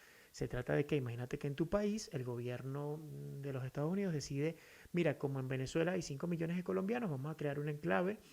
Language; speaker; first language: Spanish; native; Spanish